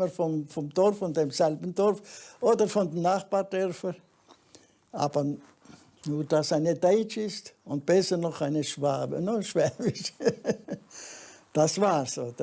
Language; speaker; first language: German; early bilingual, heritage; German